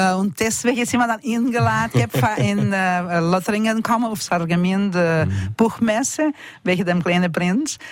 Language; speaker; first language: German; early bilingual, heritage; German